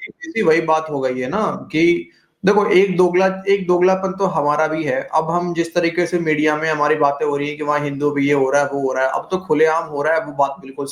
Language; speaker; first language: Hindi; native; Hindi